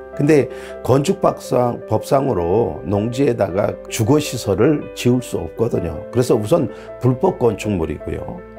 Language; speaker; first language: Korean; native; Korean